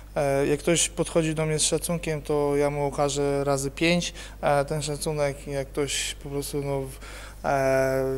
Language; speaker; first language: Polish; native; Polish